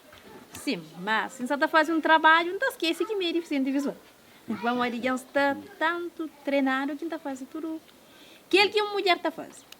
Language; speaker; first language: Portuguese; non-native, local second language; Kabuverdianu